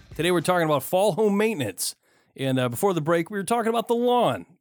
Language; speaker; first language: English; native; English